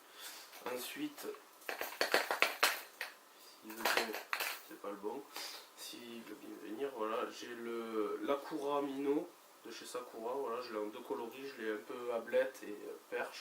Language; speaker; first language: French; native; French